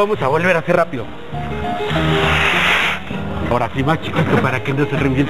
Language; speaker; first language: Spanish; native; Spanish